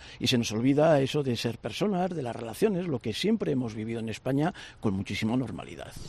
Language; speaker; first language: Spanish; native; Spanish